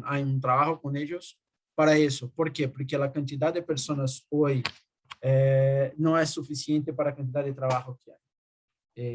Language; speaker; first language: Spanish; non-native, fluent; Portuguese